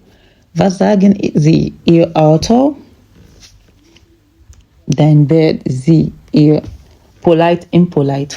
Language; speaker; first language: German; non-native, fluent; English